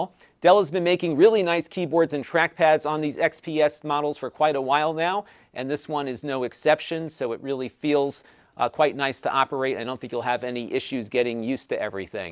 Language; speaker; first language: English; native; English